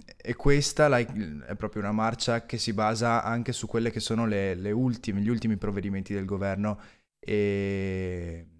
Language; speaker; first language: Italian; native; Italian